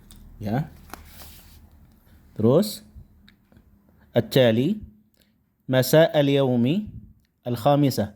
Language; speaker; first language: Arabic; non-native, fluent; Indonesian